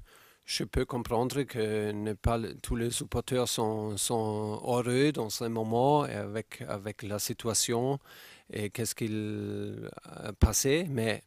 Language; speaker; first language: French; non-native, fluent; German